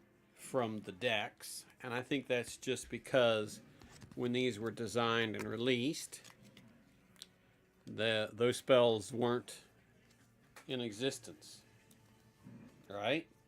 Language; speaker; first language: English; native; English